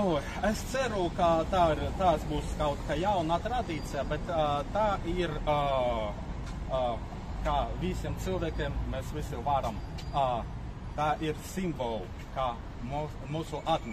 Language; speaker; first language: Latvian; non-native, fluent; Russian